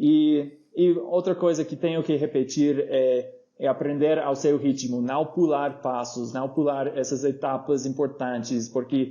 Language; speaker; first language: Portuguese; non-native, fluent; English